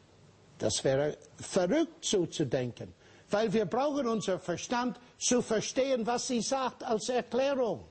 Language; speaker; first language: German; non-native, fluent; English